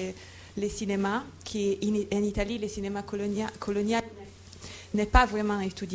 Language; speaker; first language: French; non-native, fluent; Italian